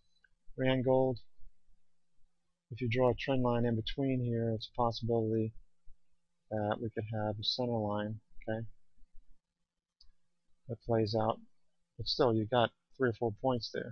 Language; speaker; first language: English; native; English